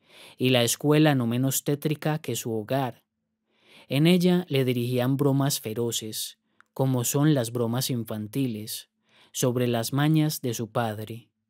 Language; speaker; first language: Spanish; native; Spanish